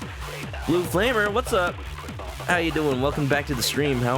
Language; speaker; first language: English; native; English